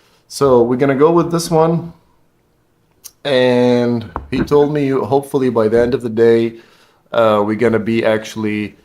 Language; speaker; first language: English; non-native, fluent; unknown